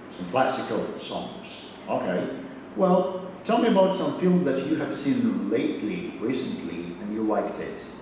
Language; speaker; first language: English; non-native, fluent; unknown